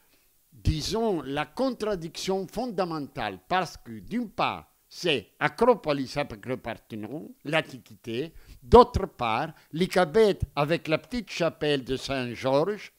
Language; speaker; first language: French; non-native, fluent; Greek